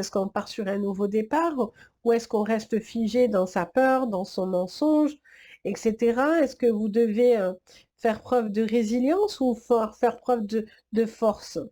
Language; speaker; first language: French; native; French